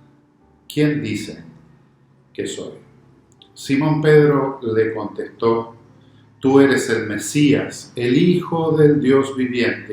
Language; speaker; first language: Spanish; native; Spanish